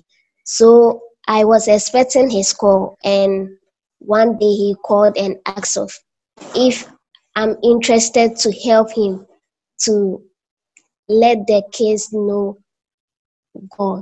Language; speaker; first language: English; non-native, local second language; Akan